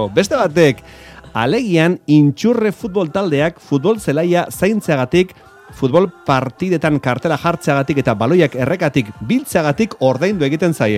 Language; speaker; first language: Basque; native; Basque